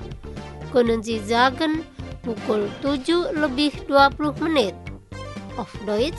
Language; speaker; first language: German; non-native, learner; Indonesian